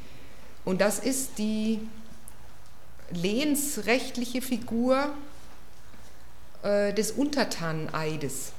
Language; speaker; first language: German; native; German